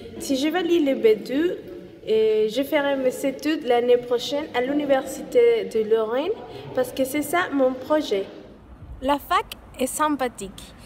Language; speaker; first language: French; non-native, learner; Spanish